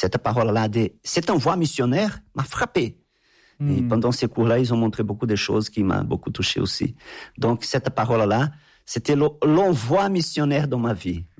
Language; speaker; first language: French; non-native, fluent; Portuguese